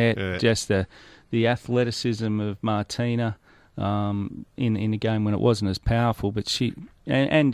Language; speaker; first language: English; native; English